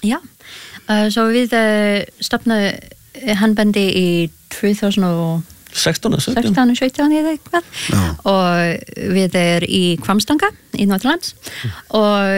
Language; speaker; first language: Icelandic; non-native, learner; English